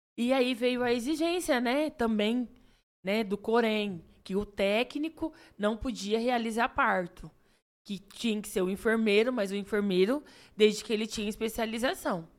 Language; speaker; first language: Portuguese; native; Portuguese